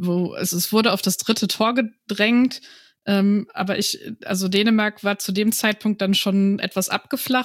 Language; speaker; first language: German; native; German